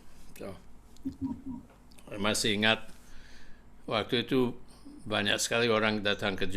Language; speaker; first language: Indonesian; non-native, fluent; English